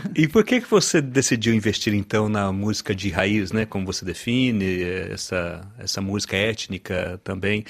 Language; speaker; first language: Portuguese; native; Portuguese